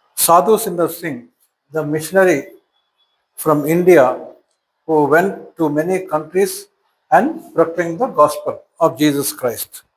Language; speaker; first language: English; non-native, local second language; Telugu